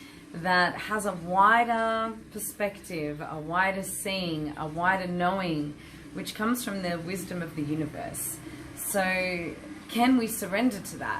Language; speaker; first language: English; native; English